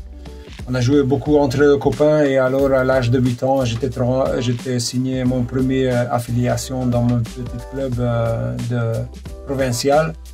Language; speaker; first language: French; non-native, local second language; Hungarian